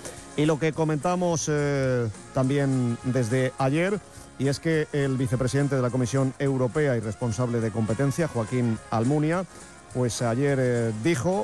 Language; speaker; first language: Spanish; native; Spanish